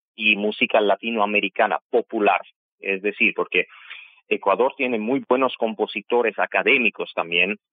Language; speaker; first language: Spanish; non-native, fluent; Armenian